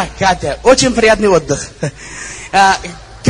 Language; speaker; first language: Russian; non-native, learner; Uzbek